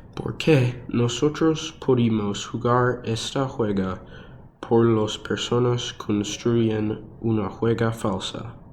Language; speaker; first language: Spanish; non-native, learner; English